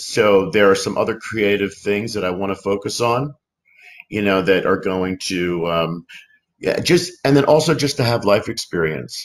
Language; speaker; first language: English; native; English